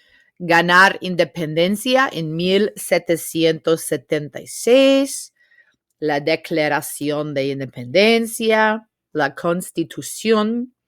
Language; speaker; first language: Spanish; non-native, fluent; English